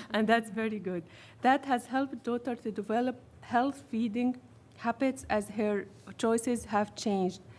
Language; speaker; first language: English; non-native, fluent; Arabic